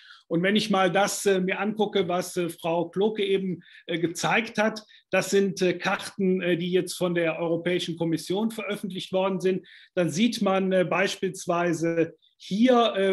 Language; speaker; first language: German; native; German